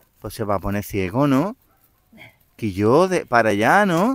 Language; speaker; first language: Spanish; native; Spanish